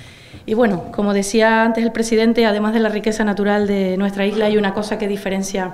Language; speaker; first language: Spanish; native; Spanish